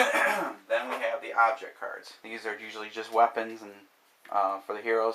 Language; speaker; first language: English; native; English